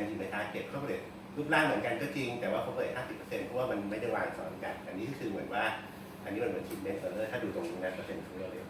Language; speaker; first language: Thai; native; Thai